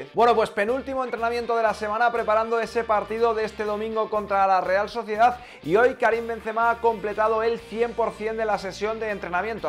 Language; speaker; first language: Spanish; native; Spanish